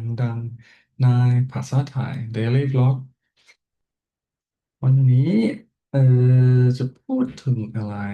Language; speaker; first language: Thai; non-native, fluent; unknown